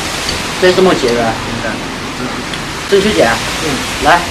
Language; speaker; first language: Chinese; native; Chinese